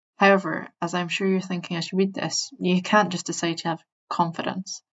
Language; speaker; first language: English; native; English